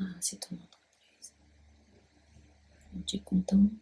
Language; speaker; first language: French; native; French